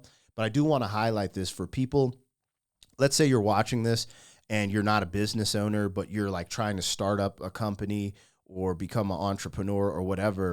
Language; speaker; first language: English; native; English